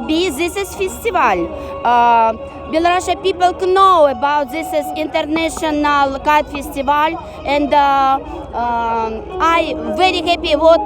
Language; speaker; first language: English; non-native, learner; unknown